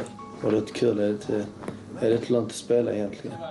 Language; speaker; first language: Swedish; early bilingual, other home language; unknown